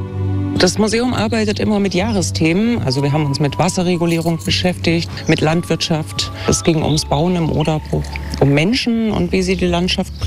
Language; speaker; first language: German; native; German